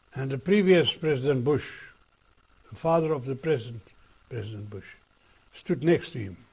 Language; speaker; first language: English; non-native, local second language; Afrikaans